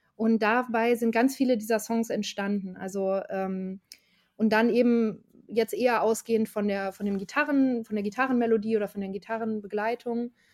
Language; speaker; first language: German; native; German